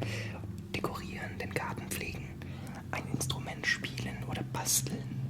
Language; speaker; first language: German; non-native, fluent; French